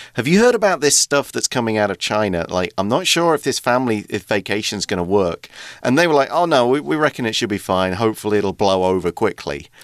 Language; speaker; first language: English; native; English